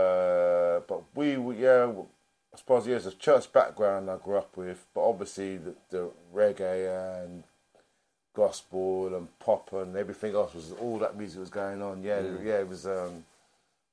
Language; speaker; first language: English; native; English